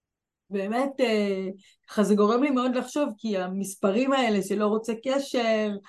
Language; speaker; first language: Hebrew; native; Hebrew